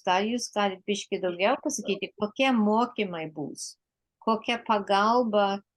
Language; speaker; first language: Lithuanian; early bilingual, heritage; Lithuanian